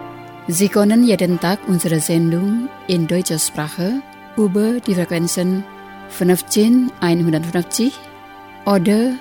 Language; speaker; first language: German; non-native, fluent; Indonesian